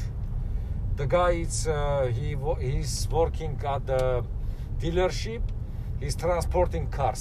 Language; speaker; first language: English; non-native, learner; Armenian